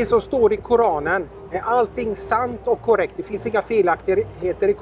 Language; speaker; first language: Swedish; native; Swedish